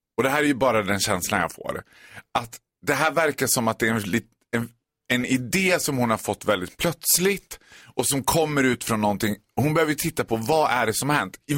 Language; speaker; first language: Swedish; native; Swedish